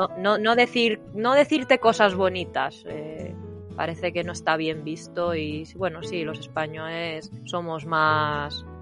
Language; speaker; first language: Spanish; native; Spanish